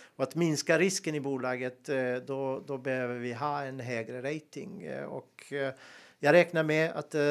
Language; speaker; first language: Swedish; non-native, fluent; Serbian